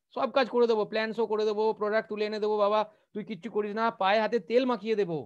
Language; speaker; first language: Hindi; non-native, local second language; Bangla